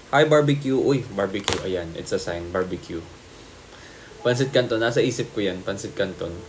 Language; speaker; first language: Filipino; native; Filipino